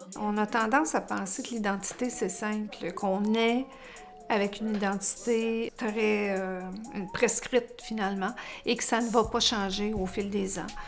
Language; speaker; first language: French; native; French